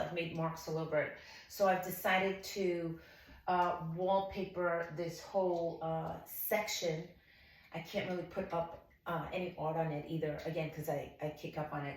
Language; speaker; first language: English; native; English